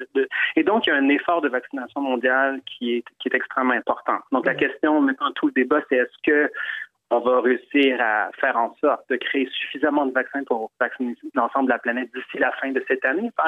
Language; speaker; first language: French; native; French